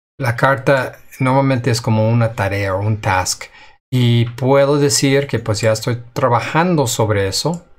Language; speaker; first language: Spanish; non-native, fluent; English